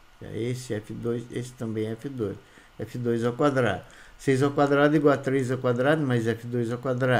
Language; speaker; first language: Portuguese; native; Portuguese